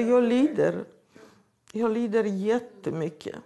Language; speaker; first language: Swedish; non-native, fluent; Polish